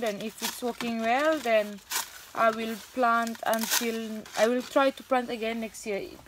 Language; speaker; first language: English; non-native, local second language; Malay